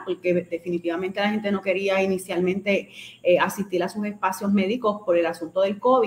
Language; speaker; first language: Spanish; native; Spanish